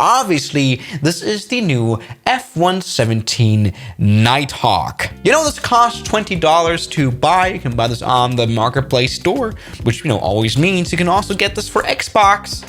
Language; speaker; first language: English; non-native, fluent; German